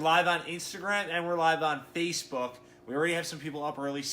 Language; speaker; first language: English; native; English